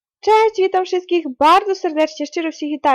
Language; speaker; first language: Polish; non-native, fluent; Ukrainian